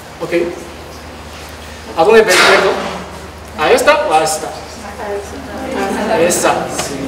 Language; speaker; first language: Spanish; non-native, learner; Chinese